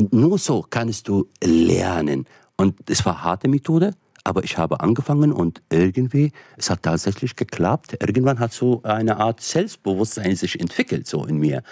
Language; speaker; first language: German; non-native, fluent; Arabic